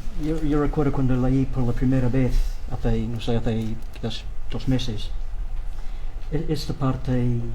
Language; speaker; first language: Spanish; non-native, learner; English